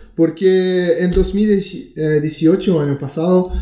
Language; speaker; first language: Spanish; non-native, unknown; Portuguese